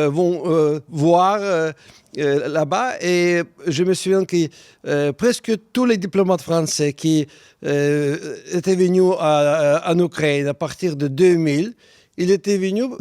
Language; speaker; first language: French; non-native, fluent; Russian